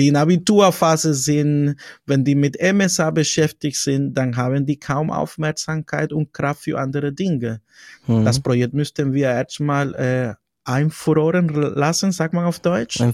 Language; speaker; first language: German; non-native, fluent; Spanish